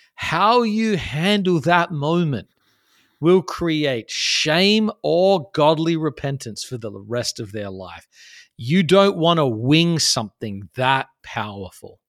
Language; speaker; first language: English; native; English